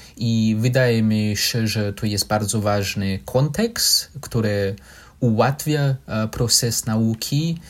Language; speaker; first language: Polish; non-native, learner; English